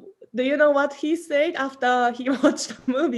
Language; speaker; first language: English; non-native, learner; Japanese